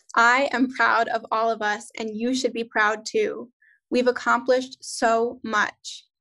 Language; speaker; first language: English; native; English